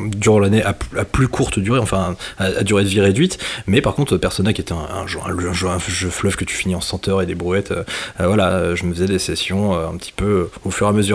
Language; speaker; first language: French; native; French